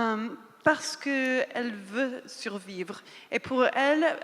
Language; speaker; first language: French; non-native, fluent; English